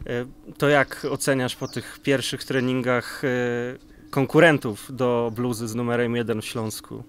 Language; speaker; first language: Polish; native; Polish